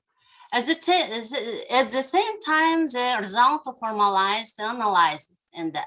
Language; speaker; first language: English; non-native, learner; Russian